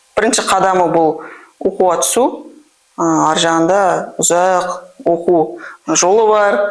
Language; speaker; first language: Kazakh; non-native, local second language; Russian